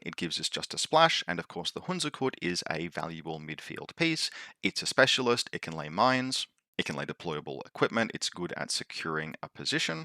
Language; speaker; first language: English; native; English